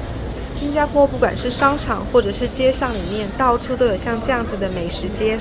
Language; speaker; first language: Chinese; native; Chinese